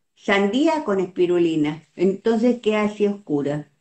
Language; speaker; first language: Spanish; native; Spanish